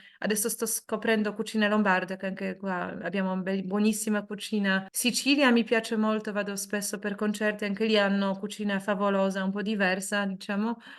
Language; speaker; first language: Italian; non-native, fluent; Polish